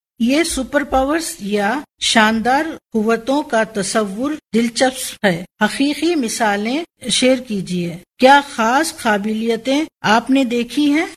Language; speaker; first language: Urdu; native; Urdu